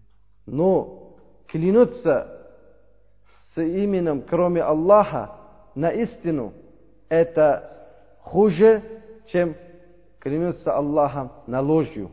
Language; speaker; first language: Russian; non-native, learner; Uzbek